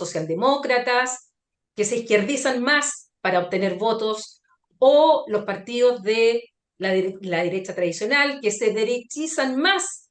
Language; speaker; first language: Spanish; native; Spanish